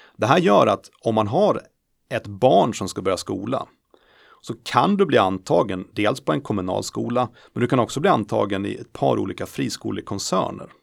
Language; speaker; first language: Swedish; native; Swedish